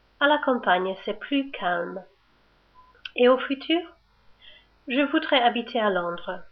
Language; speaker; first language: French; non-native, learner; English